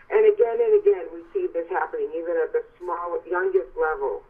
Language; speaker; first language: English; native; English